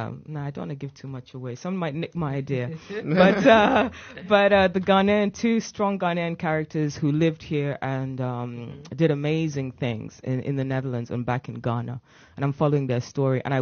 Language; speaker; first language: English; native; English